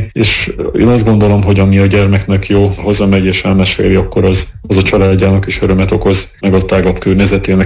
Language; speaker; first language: Hungarian; native; Hungarian